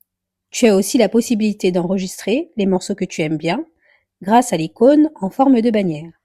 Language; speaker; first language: French; native; French